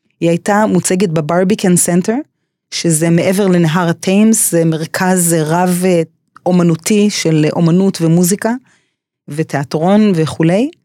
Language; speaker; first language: Hebrew; early bilingual, other home language; English